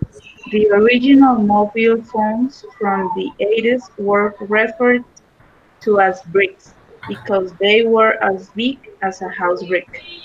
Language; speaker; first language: English; non-native, learner; Spanish